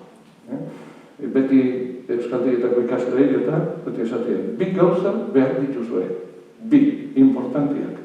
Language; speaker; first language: Basque; native; Basque